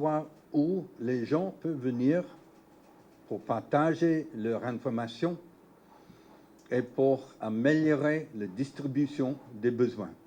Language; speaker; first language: French; non-native, learner; English